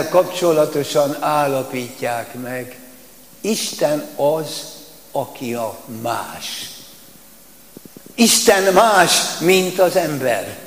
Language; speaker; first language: Hungarian; native; Hungarian